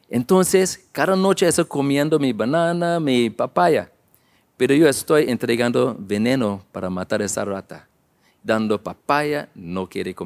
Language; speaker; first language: Spanish; non-native, learner; English